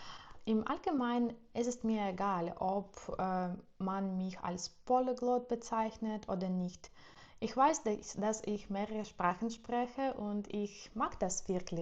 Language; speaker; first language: German; non-native, learner; Russian